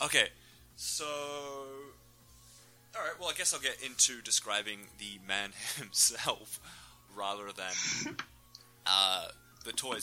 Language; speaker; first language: English; native; English